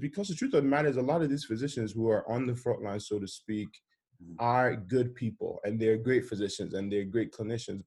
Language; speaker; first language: English; non-native, local second language; Yoruba